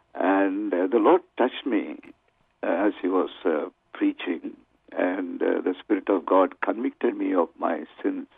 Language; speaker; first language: English; non-native, local second language; Tamil